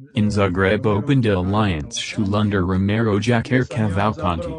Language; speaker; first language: English; non-native, fluent; Croatian